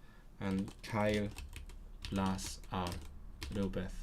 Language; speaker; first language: Welsh; non-native, learner; Cantonese